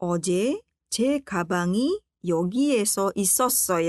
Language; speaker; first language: Korean; non-native, fluent; Indonesian